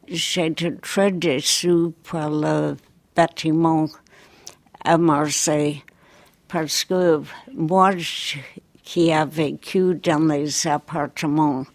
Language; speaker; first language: French; non-native, fluent; English